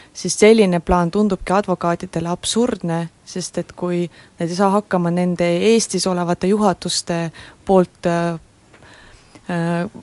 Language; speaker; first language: Estonian; non-native, local second language; Russian